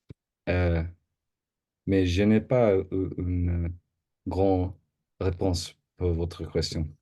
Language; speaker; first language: French; non-native, learner; English